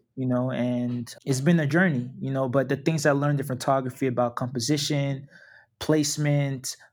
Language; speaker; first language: English; non-native, local second language; Yoruba